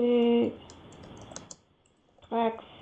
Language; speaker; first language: German; non-native, learner; Macedonian